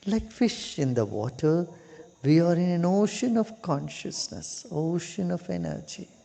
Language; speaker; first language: English; non-native, local second language; Kannada